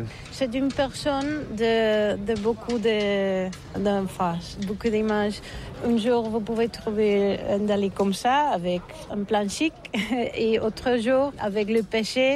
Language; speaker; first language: French; non-native, learner; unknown